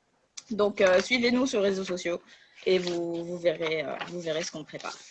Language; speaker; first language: French; native; French